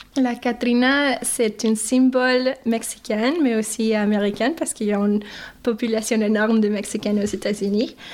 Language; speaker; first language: French; non-native, fluent; English